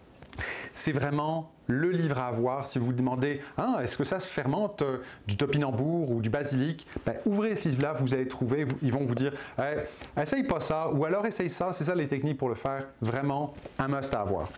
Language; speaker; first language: French; native; French